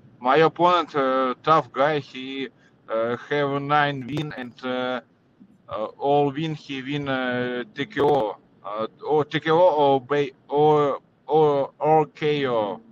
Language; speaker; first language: English; non-native, learner; Russian